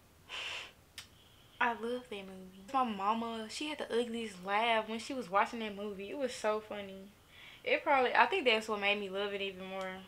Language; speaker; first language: English; native; English